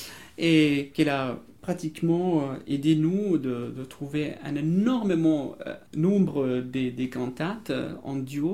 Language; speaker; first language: French; non-native, fluent; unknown